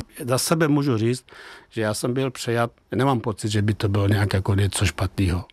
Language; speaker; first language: Czech; non-native, fluent; Persian